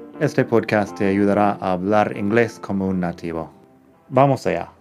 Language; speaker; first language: Spanish; non-native, fluent; English